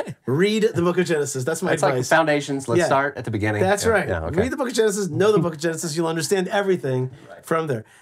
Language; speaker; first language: English; native; English